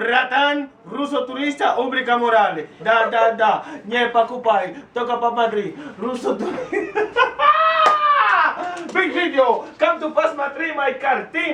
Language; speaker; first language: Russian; non-native, learner; Spanish